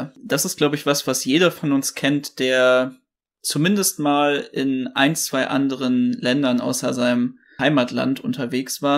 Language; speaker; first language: German; native; German